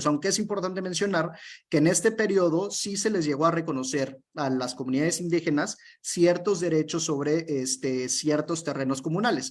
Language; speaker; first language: Spanish; native; Spanish